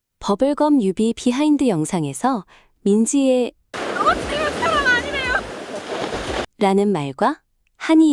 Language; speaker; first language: Korean; native; Korean